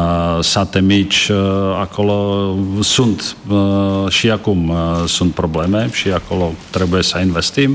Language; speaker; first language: Romanian; non-native, fluent; Czech